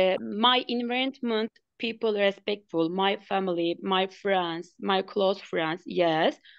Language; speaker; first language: English; non-native, learner; Turkish